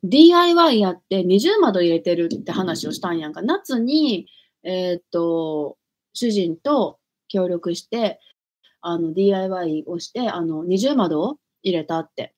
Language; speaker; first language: Japanese; native; Japanese